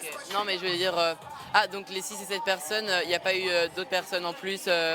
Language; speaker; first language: French; native; French